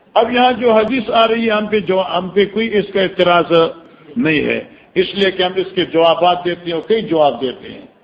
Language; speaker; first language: Urdu; non-native, local second language; Northern Hindko